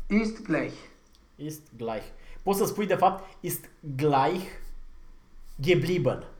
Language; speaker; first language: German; non-native, fluent; Romanian